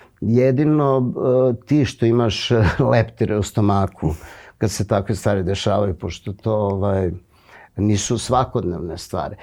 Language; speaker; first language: Serbian; native; Serbian